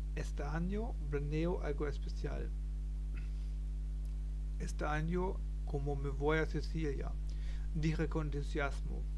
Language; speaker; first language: Spanish; non-native, learner; German